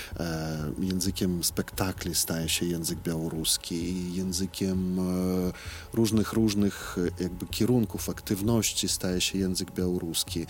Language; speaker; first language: Polish; non-native, fluent; Belarusian